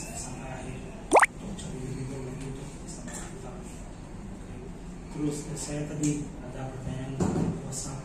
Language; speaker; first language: Indonesian; non-native, fluent; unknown